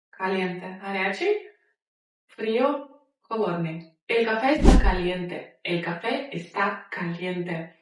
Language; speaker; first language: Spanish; non-native, fluent; Ukrainian